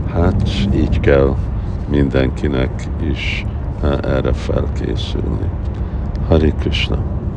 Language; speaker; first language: Hungarian; early bilingual, heritage; Hungarian